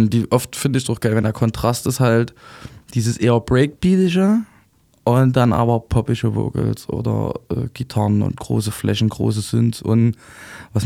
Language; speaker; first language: German; native; German